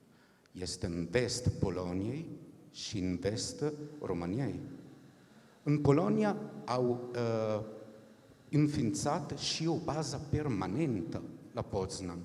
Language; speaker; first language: Romanian; non-native, fluent; Italian